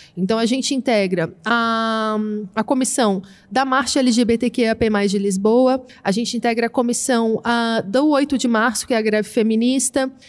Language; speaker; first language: Portuguese; native; Portuguese